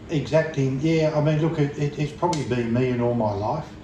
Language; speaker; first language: English; native; English